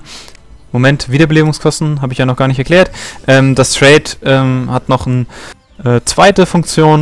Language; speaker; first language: German; native; German